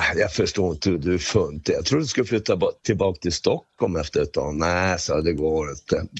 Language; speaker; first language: Swedish; native; Swedish